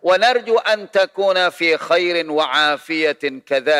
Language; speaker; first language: Arabic; non-native, fluent; Indonesian